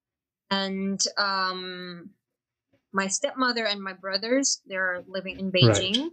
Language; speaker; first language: English; non-native, fluent; Chinese